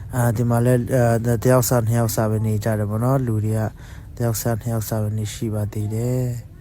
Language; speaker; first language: Burmese; non-native, local second language; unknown